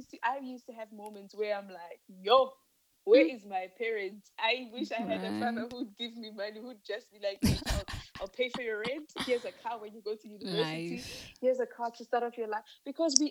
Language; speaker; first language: English; non-native, local second language; Northern Sotho